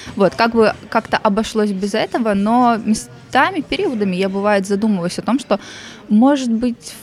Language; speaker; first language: Russian; native; Russian